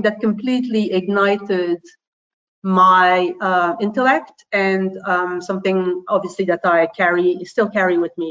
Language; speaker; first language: English; non-native, fluent; French